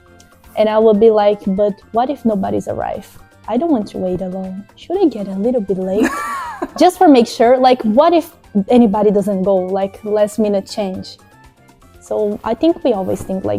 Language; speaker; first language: English; non-native, fluent; Portuguese